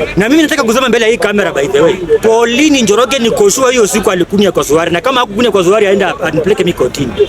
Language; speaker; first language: Swahili; non-native, local second language; Luyia